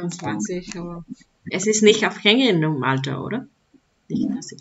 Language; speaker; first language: German; non-native, learner; Spanish